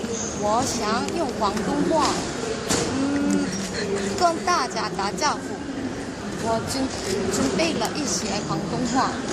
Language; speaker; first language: Chinese; non-native, learner; Korean